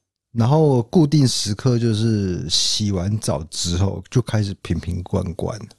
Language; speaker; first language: Chinese; native; Chinese